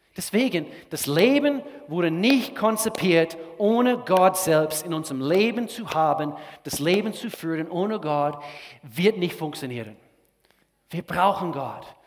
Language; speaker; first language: German; non-native, fluent; English